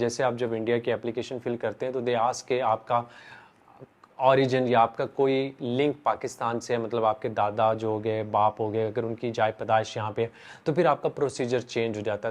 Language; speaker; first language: Urdu; native; Urdu